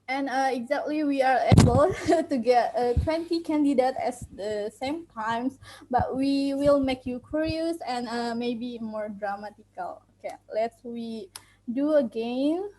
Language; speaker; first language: English; non-native, learner; Indonesian